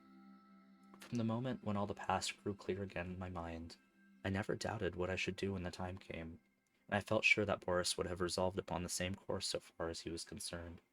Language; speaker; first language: English; native; English